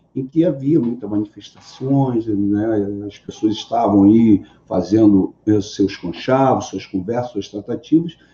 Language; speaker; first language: Portuguese; native; Portuguese